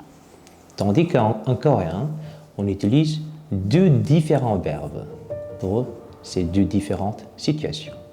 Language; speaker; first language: French; non-native, fluent; Korean